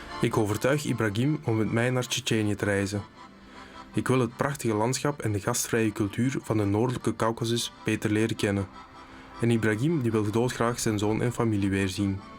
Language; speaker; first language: Dutch; native; Dutch